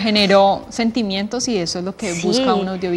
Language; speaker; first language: Spanish; native; Spanish